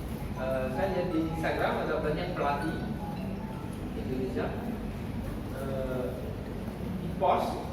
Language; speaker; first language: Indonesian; non-native, learner; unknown